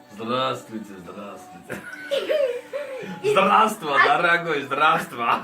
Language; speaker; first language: Russian; non-native, fluent; Armenian